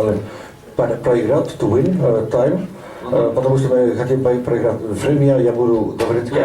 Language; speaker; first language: Russian; non-native, learner; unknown